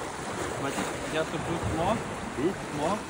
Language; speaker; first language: English; non-native, learner; Lithuanian